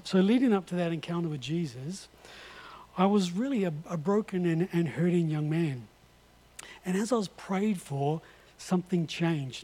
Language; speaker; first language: English; native; English